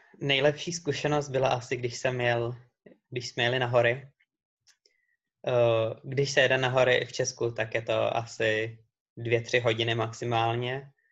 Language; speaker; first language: Czech; native; Czech